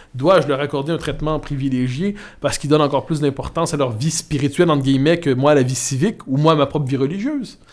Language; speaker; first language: French; native; French